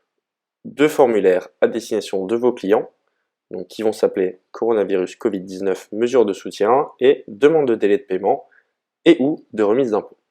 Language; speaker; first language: French; native; French